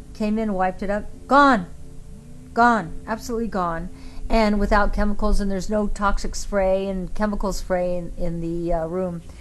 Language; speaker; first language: English; native; English